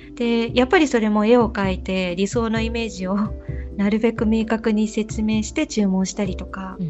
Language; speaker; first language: Japanese; native; Japanese